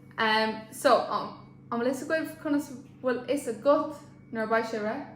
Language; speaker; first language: Irish; non-native, local second language; English